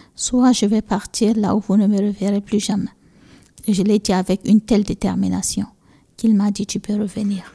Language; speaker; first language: French; non-native, local second language; Fula